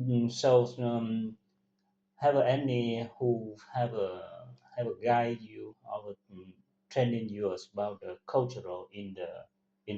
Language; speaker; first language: English; non-native, learner; Vietnamese